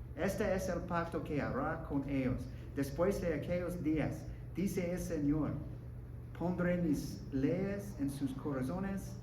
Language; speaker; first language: Spanish; non-native, learner; English